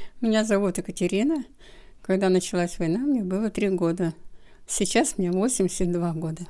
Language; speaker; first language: Russian; native; Russian